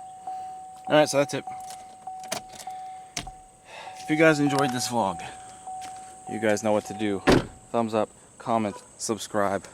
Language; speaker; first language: English; native; English